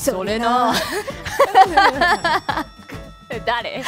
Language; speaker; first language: Japanese; non-native, fluent; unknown